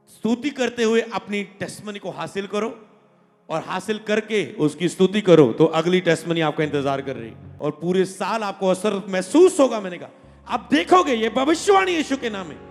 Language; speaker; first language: Hindi; non-native, local second language; Punjabi